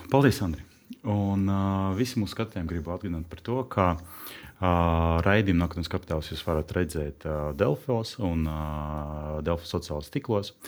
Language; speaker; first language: Latvian; non-native, local second language; Russian